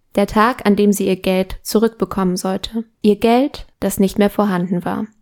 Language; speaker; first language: German; non-native, fluent; Spanish